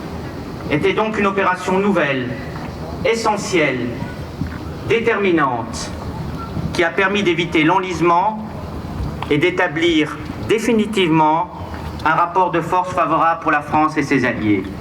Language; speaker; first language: French; native; French